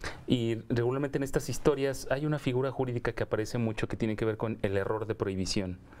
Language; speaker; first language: Spanish; native; Spanish